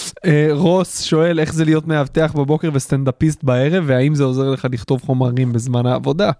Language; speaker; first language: Hebrew; native; Hebrew